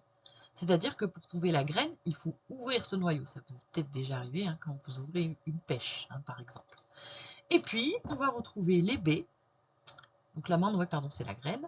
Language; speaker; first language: French; native; French